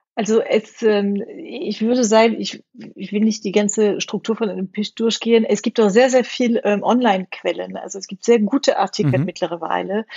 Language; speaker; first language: German; non-native, fluent; French